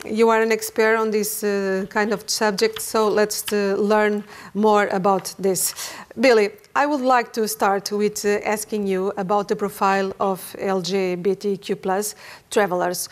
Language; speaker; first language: English; non-native, fluent; Portuguese